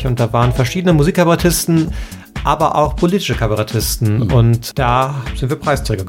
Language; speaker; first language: German; native; German